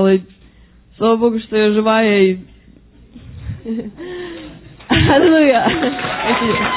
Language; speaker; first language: Russian; early bilingual, heritage; Russian